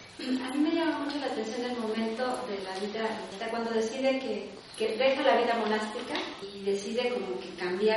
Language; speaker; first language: Spanish; native; Spanish